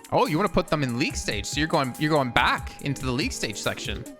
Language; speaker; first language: English; native; English